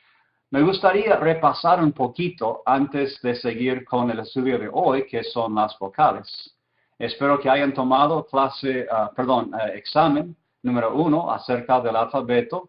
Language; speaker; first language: Spanish; non-native, fluent; English